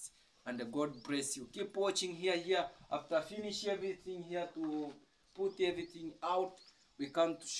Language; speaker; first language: English; non-native, learner; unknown